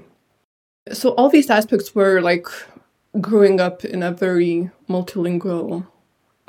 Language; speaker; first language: English; non-native, fluent; Lithuanian